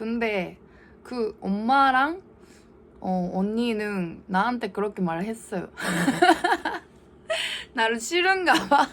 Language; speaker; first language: Korean; non-native, learner; Japanese